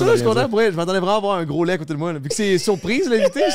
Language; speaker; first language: French; native; French